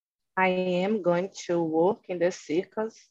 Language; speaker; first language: English; non-native, learner; Portuguese